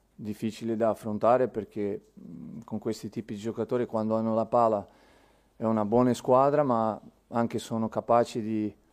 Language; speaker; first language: Italian; non-native, fluent; Portuguese